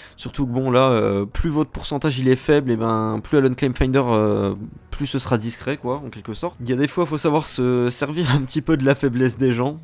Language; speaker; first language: French; native; French